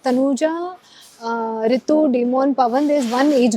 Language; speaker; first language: Telugu; non-native, local second language; Hindi